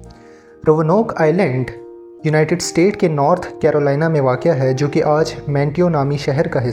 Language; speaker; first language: Urdu; native; Urdu